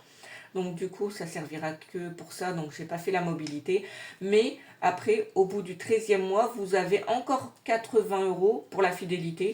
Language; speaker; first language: French; native; French